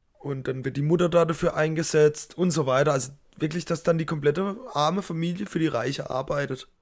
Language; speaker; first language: German; native; German